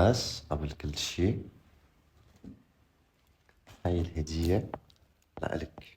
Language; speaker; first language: Arabic; non-native, learner; Amharic